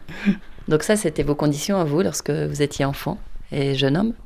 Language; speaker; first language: French; native; French